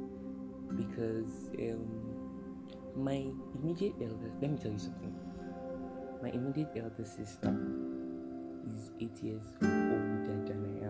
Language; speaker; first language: English; non-native, local second language; Yoruba